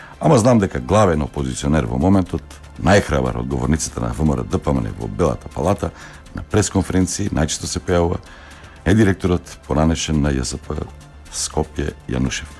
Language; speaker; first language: Macedonian; native; Macedonian